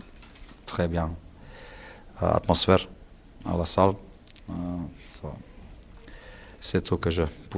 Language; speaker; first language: French; non-native, learner; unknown